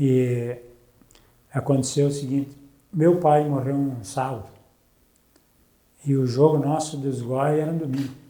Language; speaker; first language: Portuguese; native; Portuguese